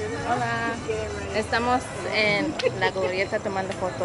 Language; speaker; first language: Spanish; early bilingual, heritage; Spanish